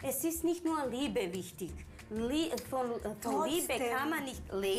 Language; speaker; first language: German; non-native, learner; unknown